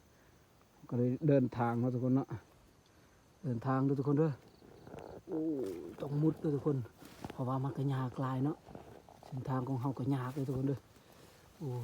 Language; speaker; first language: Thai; non-native, local second language; Northeastern Thai